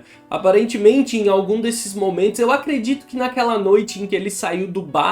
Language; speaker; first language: Portuguese; native; Portuguese